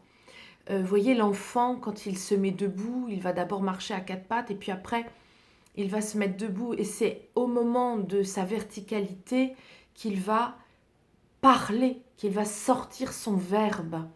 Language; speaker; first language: French; native; French